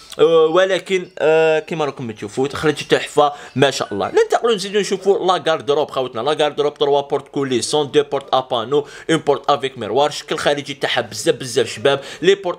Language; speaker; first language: Arabic; native; Arabic